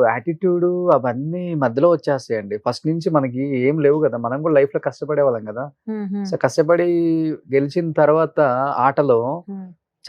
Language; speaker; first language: Telugu; native; Telugu